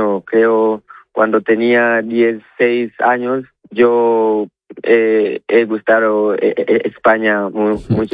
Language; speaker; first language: Spanish; non-native, learner; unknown